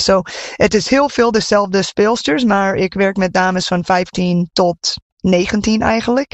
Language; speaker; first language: Dutch; non-native, fluent; English